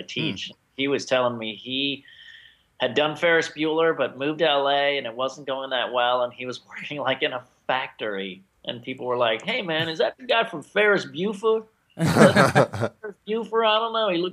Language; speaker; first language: English; native; English